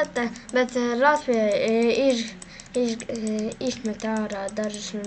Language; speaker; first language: Latvian; non-native, local second language; Russian